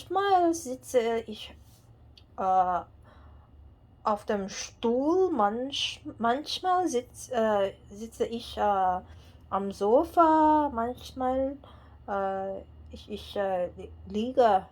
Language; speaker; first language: German; non-native, learner; English